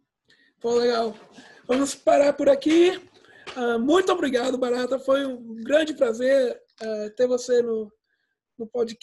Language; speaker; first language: Portuguese; early bilingual, heritage; Portuguese